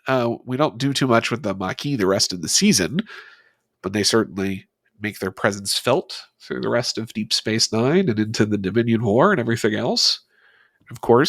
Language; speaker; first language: English; native; English